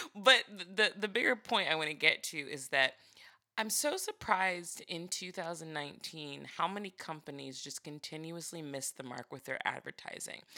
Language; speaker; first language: English; early bilingual, other home language; Yoruba